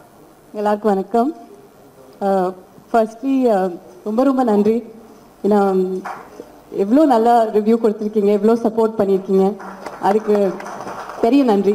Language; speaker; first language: Tamil; non-native, fluent; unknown